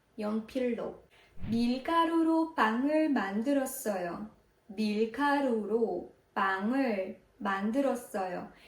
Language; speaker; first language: Korean; non-native, fluent; Ukrainian